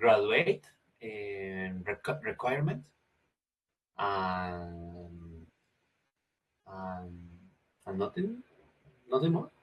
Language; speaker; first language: English; non-native, learner; Spanish